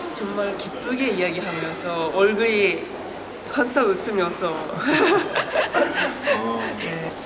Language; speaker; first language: Korean; non-native, learner; Japanese